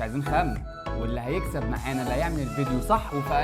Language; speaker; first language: Arabic; native; Arabic